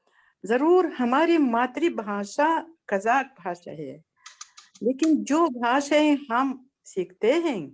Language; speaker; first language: Hindi; non-native, fluent; Kazakh